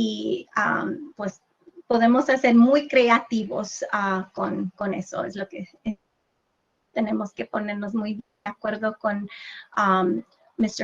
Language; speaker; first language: Spanish; early bilingual, heritage; English